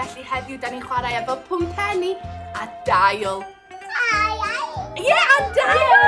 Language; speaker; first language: Welsh; native; Welsh